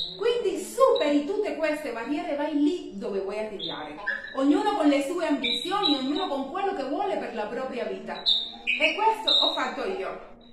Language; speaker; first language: Italian; non-native, fluent; Spanish